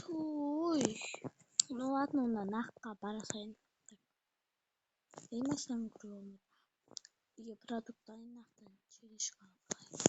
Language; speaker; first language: Kazakh; native; Kazakh